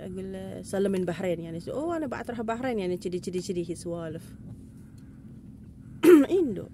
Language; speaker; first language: Arabic; non-native, learner; Indonesian